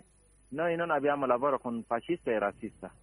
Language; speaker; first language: Italian; non-native, learner; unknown